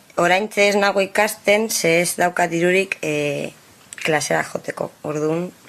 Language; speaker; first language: Basque; non-native, local second language; Spanish